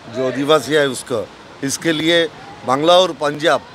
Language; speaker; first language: Hindi; non-native, local second language; Bangla